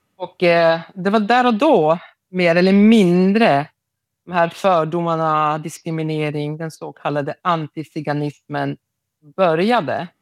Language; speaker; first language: Swedish; non-native, local second language; Romany